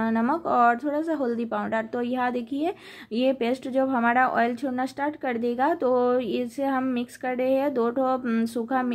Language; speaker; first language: Hindi; non-native, local second language; Bangla